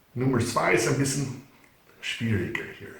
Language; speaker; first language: German; non-native, fluent; English